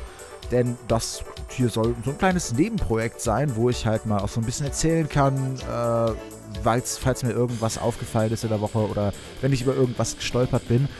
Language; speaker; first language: German; native; German